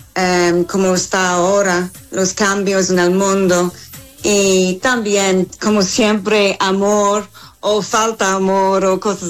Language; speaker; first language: Spanish; non-native, learner; English